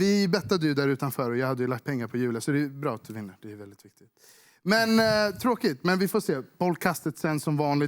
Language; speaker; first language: Swedish; native; Swedish